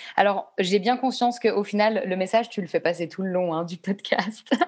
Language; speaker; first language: French; native; French